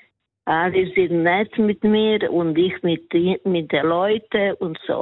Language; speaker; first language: German; non-native, learner; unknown